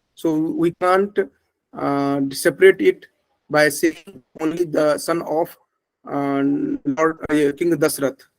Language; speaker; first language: English; non-native, local second language; Hindi